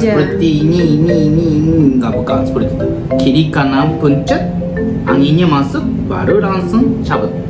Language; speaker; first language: Indonesian; non-native, learner; Japanese